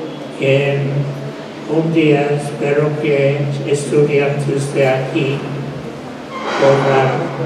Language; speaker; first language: Spanish; non-native, fluent; English